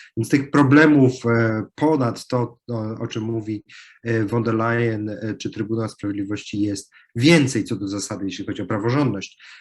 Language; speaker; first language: Polish; native; Polish